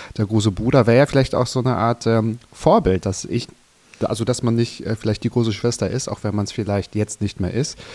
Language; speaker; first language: German; native; German